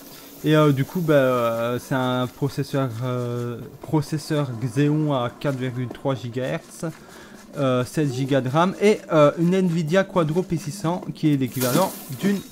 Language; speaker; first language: French; native; French